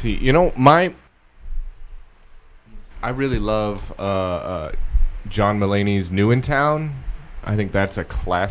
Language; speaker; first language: English; native; English